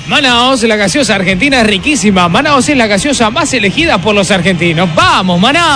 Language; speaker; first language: Spanish; native; Spanish